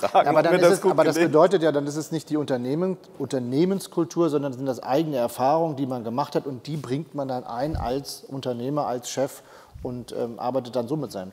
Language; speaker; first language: German; native; German